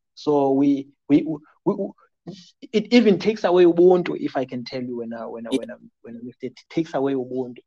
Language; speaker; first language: English; non-native, local second language; Xhosa